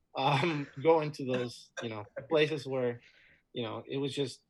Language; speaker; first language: English; non-native, fluent; Spanish